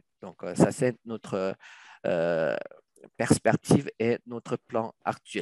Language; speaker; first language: French; non-native, fluent; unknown